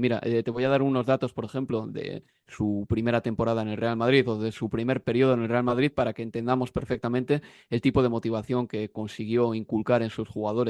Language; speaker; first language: Spanish; native; Spanish